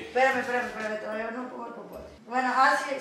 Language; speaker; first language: Spanish; native; Spanish